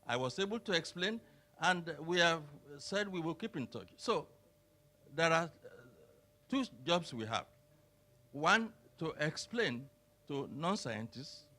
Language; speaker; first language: English; non-native, local second language; Yoruba